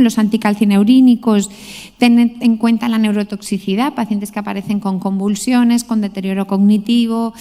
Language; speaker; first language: Spanish; native; Spanish